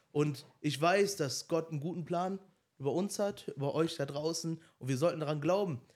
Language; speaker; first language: German; native; German